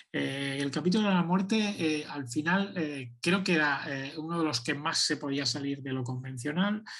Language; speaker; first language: Spanish; native; Spanish